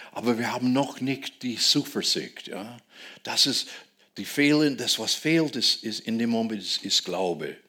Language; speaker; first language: German; non-native, fluent; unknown